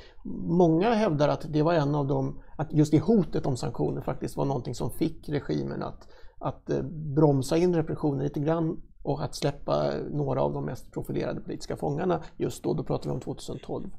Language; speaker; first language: Swedish; native; Swedish